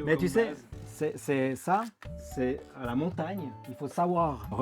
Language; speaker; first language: French; native; French